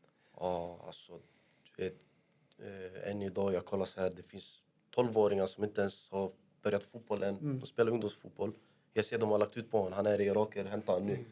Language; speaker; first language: Swedish; early bilingual, other home language; Arabic